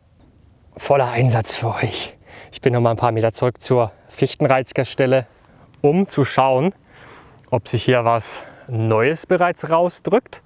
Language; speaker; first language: German; native; German